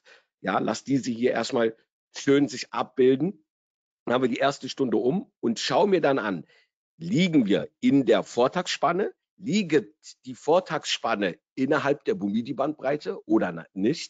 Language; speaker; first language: German; native; German